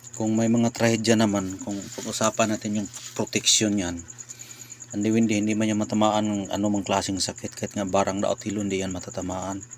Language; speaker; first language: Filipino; non-native, local second language; Cebuano